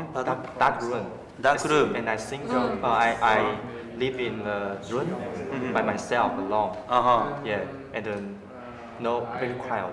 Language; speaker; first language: English; non-native, learner; Japanese